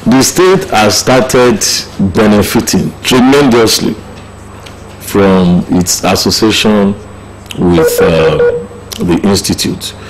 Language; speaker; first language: English; non-native, local second language; Yoruba